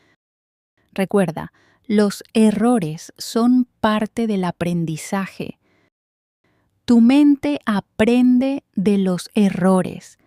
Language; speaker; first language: Spanish; non-native, fluent; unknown